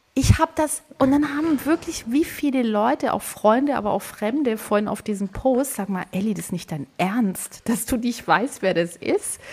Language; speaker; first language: German; early bilingual, other home language; Greek